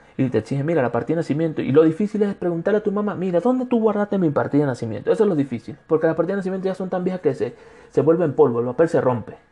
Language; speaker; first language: Spanish; native; Spanish